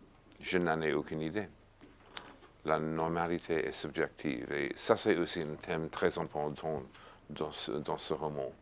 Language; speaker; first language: French; non-native, fluent; English